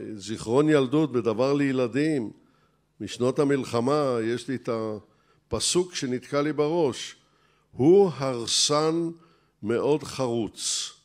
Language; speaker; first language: Hebrew; native; Hebrew